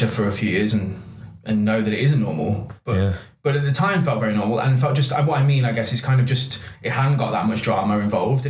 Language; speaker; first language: English; native; English